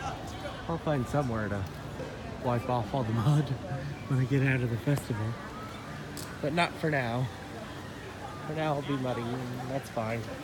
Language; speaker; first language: English; native; English